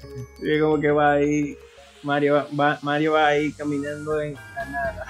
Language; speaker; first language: Spanish; native; Spanish